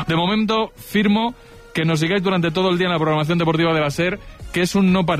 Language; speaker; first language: Spanish; native; Spanish